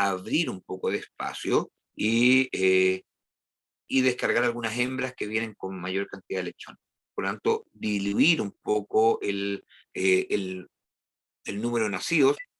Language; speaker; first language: Spanish; native; Spanish